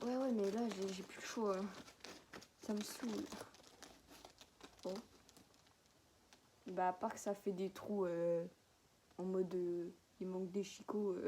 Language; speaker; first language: French; native; French